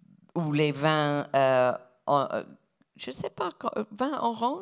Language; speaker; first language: French; non-native, fluent; English